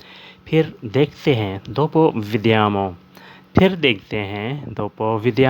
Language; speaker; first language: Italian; non-native, learner; Urdu